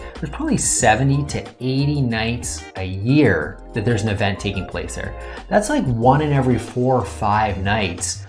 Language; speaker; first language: English; native; English